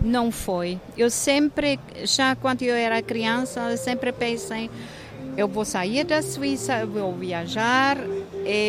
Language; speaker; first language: Portuguese; non-native, fluent; German